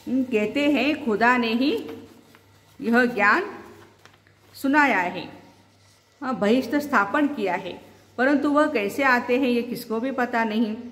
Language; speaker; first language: Hindi; non-native, local second language; Marathi